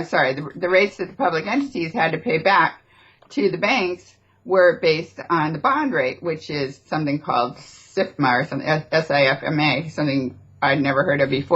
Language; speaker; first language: English; native; English